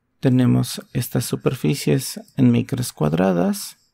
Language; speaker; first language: Spanish; native; Spanish